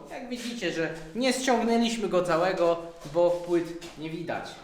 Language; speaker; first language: Polish; native; Polish